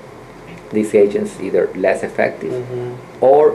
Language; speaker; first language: English; non-native, fluent; Spanish